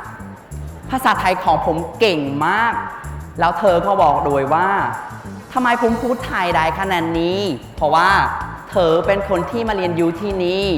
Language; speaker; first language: Thai; non-native, fluent; Khmer